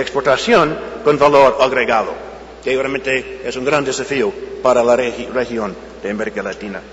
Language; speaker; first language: Spanish; non-native, fluent; English